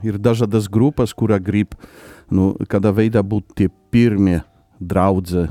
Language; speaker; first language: Latvian; non-native, fluent; Polish